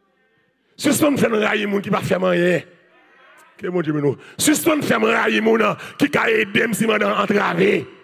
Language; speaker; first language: French; non-native, learner; Haitian Creole